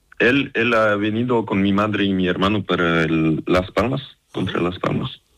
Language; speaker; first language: Spanish; non-native, fluent; Serbian